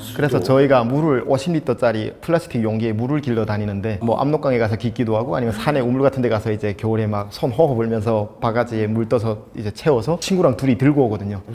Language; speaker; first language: Korean; native; Korean